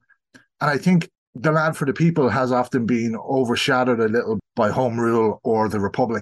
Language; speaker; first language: English; native; English